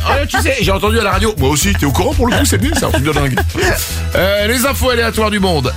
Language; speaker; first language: French; native; French